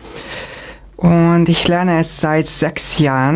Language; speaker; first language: German; non-native, fluent; Hungarian